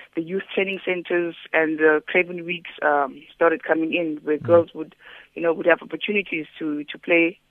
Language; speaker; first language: English; non-native, local second language; Xhosa